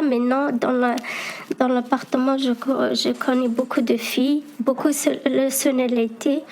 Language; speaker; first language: French; non-native, learner; Arabic